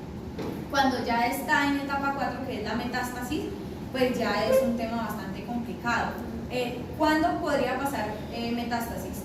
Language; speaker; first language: Spanish; native; Spanish